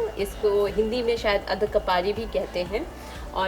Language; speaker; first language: Hindi; native; Hindi